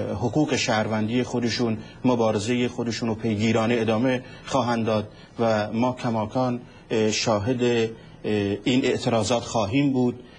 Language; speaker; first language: Persian; non-native, local second language; Central Kurdish